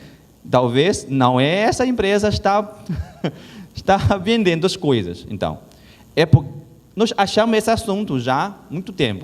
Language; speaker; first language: Portuguese; non-native, learner; Chinese